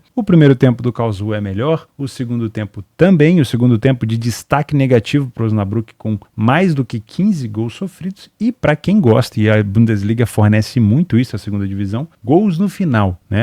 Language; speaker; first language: Portuguese; native; Portuguese